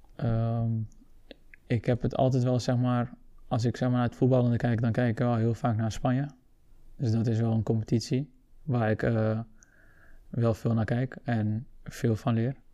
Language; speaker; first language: Dutch; early bilingual, other home language; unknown